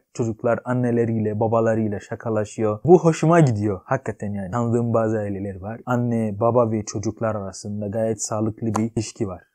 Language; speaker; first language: Turkish; non-native, fluent; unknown